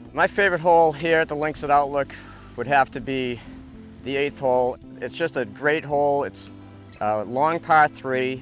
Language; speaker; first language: English; native; English